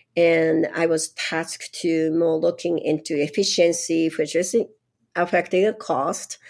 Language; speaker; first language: English; non-native, fluent; Japanese